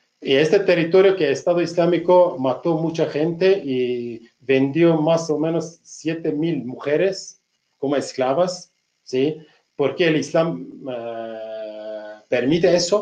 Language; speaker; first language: Spanish; non-native, fluent; Kurdish